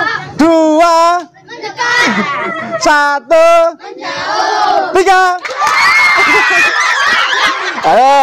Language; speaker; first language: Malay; non-native, local second language; Javanese